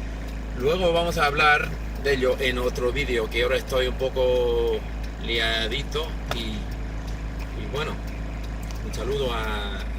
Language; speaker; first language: Spanish; non-native, fluent; English